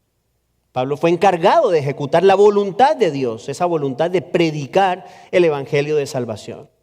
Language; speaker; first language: Spanish; native; Spanish